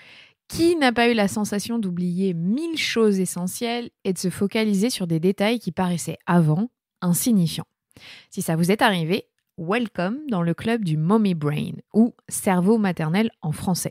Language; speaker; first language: French; native; French